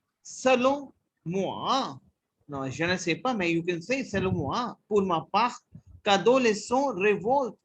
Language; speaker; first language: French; non-native, learner; Hindi